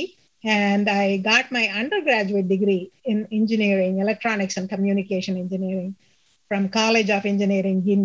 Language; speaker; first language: English; non-native, local second language; Tamil